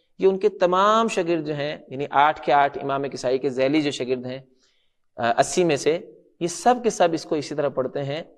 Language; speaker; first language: Urdu; non-native, local second language; Punjabi